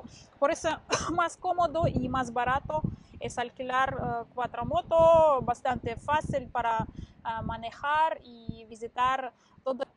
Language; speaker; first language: Spanish; non-native, learner; Russian